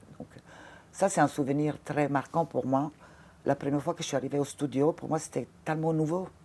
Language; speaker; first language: French; non-native, fluent; Italian